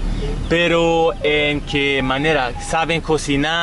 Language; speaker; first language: Spanish; non-native, fluent; Dutch